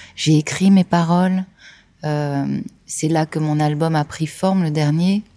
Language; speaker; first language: French; native; French